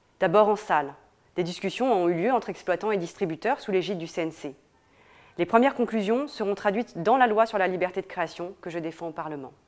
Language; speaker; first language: French; native; French